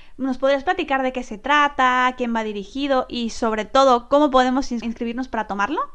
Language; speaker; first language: Spanish; native; Spanish